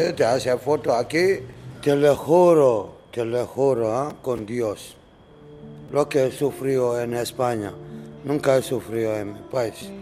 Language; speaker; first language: Spanish; non-native, learner; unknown